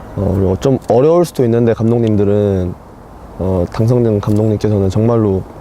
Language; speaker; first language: Korean; native; Korean